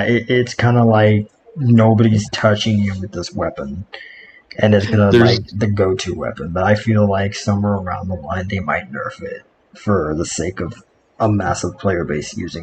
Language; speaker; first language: English; native; English